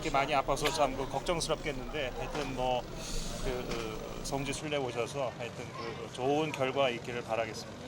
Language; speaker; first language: Korean; native; Korean